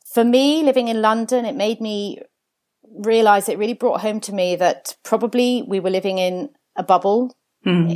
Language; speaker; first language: English; early bilingual, other home language; Italian